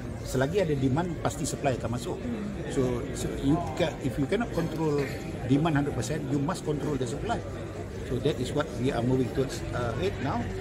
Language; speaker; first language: English; non-native, local second language; Malay